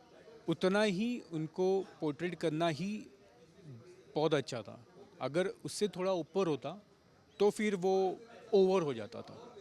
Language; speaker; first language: Hindi; native; Hindi